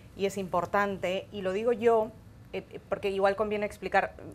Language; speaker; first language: Spanish; native; Spanish